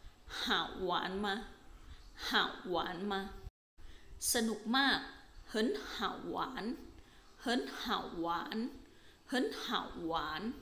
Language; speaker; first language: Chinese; non-native, fluent; Thai